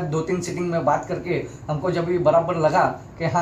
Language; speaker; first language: Hindi; native; Hindi